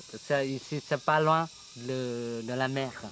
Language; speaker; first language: French; non-native, fluent; Vietnamese